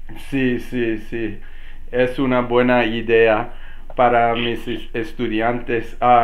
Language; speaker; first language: Spanish; non-native, fluent; English